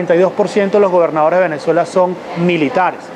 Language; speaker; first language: Spanish; native; Spanish